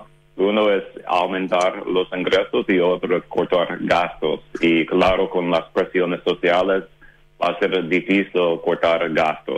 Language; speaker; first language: Spanish; non-native, fluent; English